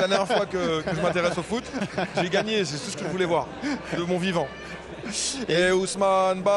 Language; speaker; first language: French; native; French